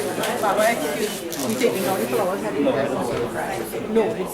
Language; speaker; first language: English; native; English